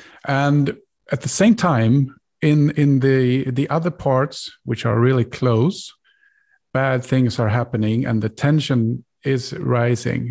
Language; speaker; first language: English; non-native, fluent; Swedish